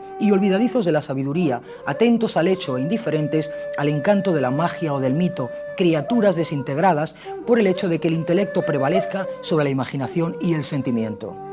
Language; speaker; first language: Spanish; native; Spanish